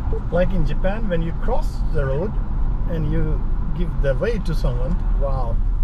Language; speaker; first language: English; non-native, local second language; Urdu